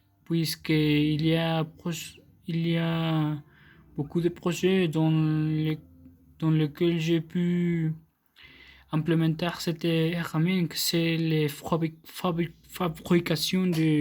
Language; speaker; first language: French; non-native, learner; Spanish